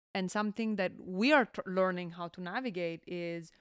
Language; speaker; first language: English; non-native, fluent; Italian